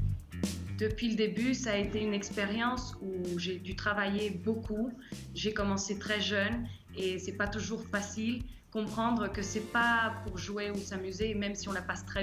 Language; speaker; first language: French; early bilingual, heritage; French